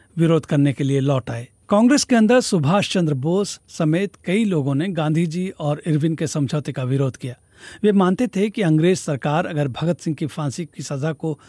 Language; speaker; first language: Hindi; native; Hindi